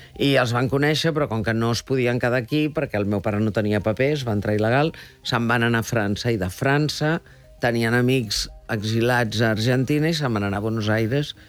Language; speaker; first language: Catalan; early bilingual, heritage; Catalan